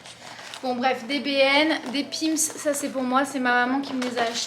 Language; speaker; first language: French; native; French